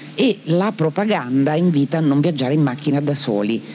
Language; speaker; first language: Italian; native; Italian